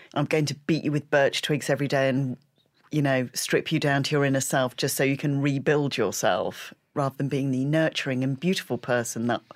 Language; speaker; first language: English; native; English